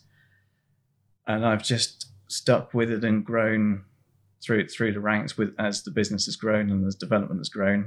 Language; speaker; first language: English; native; English